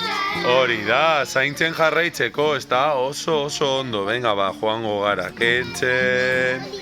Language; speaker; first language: Basque; native; Basque